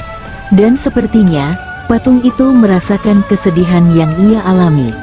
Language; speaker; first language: Indonesian; native; Indonesian